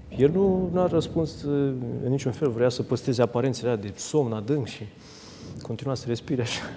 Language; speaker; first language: Romanian; native; Romanian